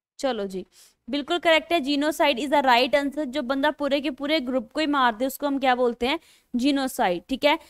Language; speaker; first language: Hindi; non-native, local second language; Punjabi